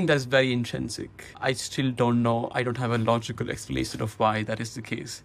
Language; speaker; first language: English; non-native, local second language; Hindi